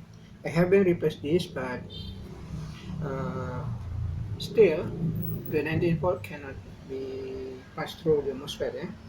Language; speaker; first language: English; non-native, learner; Indonesian